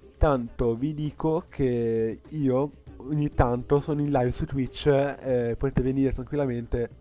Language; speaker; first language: Italian; native; Italian